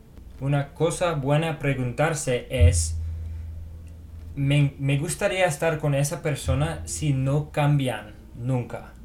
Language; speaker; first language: Spanish; non-native, fluent; English